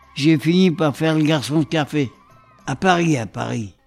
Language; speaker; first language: French; early bilingual, other home language; Polish